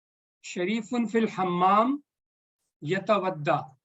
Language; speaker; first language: Arabic; non-native, learner; Urdu